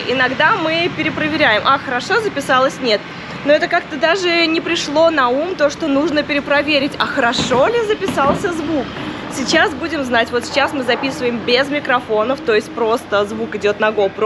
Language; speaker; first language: Russian; native; Russian